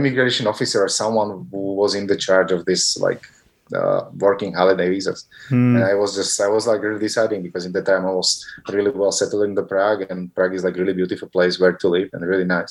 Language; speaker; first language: English; non-native, fluent; Slovak